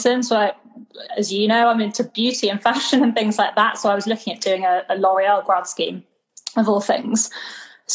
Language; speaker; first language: English; native; English